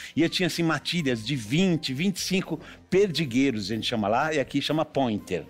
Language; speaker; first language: Portuguese; native; Portuguese